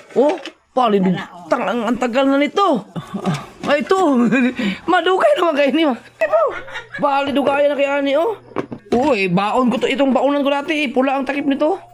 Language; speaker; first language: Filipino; non-native, local second language; Cebuano